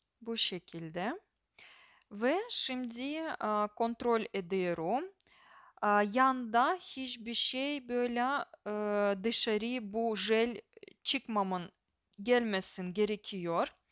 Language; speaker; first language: Turkish; non-native, fluent; Russian